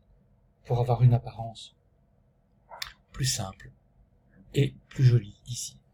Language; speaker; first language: French; native; French